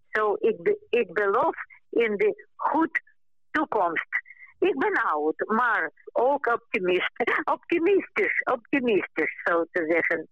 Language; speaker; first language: Dutch; non-native, local second language; Ukrainian